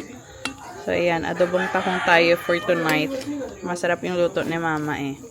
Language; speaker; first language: Filipino; non-native, local second language; Hiligaynon